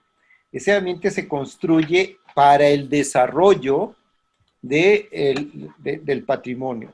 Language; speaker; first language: Spanish; native; Spanish